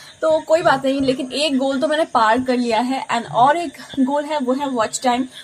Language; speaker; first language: Hindi; non-native, local second language; Bangla